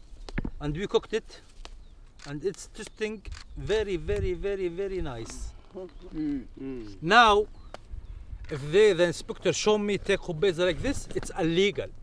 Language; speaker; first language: English; non-native, learner; Arabic